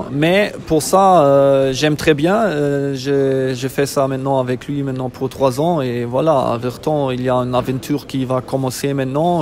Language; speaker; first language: French; non-native, fluent; German